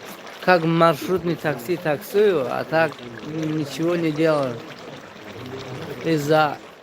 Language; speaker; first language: Russian; non-native, local second language; Tajik